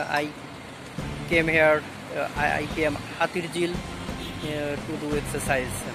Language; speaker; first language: English; non-native, learner; Bangla